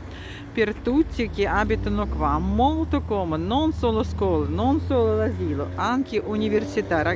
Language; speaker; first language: Italian; non-native, fluent; Russian